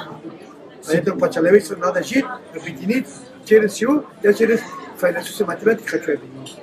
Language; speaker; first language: Russian; non-native, learner; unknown